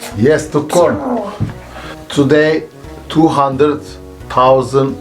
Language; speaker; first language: English; non-native, learner; Turkish